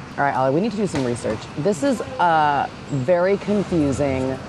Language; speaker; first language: English; native; English